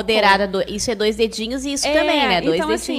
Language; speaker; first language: Portuguese; native; Portuguese